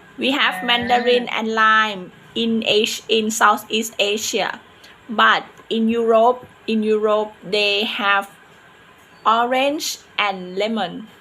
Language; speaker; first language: English; non-native, fluent; Thai